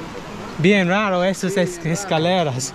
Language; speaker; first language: Spanish; non-native, learner; English